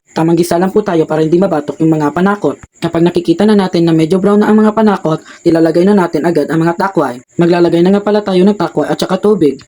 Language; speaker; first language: Filipino; non-native, local second language; Hiligaynon